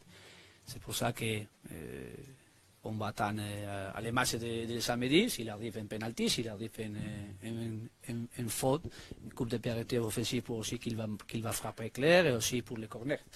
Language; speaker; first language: French; non-native, learner; Spanish